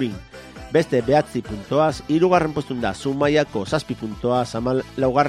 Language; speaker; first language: Basque; native; Basque